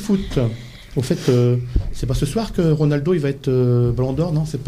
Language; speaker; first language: French; native; French